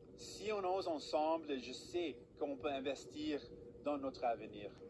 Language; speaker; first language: French; non-native, fluent; English